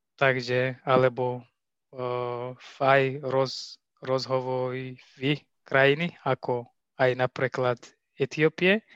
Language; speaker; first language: Slovak; non-native, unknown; Tigrinya